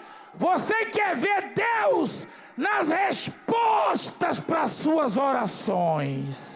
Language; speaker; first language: Portuguese; native; Portuguese